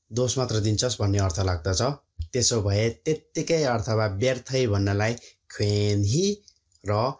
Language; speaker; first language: Nepali; native; Nepali